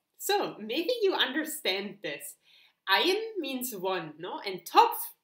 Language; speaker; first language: English; non-native, fluent; German